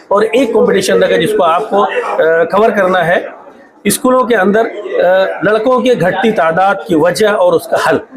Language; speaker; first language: Hindi; non-native, local second language; Urdu